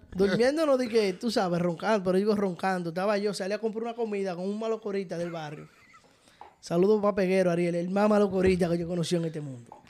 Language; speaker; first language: Spanish; native; Spanish